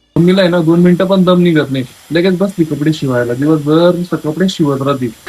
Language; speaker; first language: Marathi; non-native, local second language; Lambadi